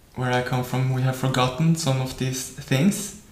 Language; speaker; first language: English; non-native, fluent; Norwegian